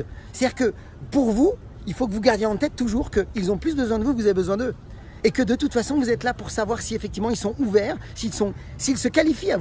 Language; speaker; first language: French; native; French